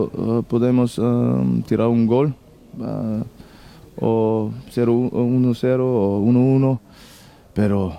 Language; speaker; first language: Spanish; non-native, learner; German